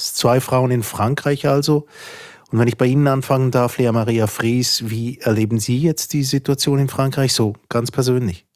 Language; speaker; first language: German; native; German